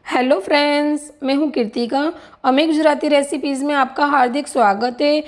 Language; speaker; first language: Hindi; non-native, local second language; Gujarati